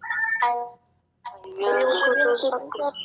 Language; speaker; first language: English; non-native, learner; Indonesian